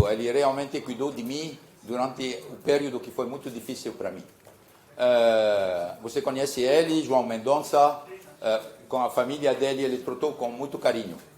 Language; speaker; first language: Portuguese; early bilingual, heritage; Portuguese